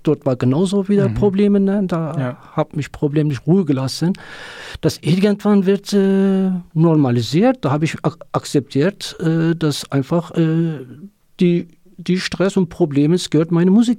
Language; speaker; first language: German; non-native, learner; Kurdish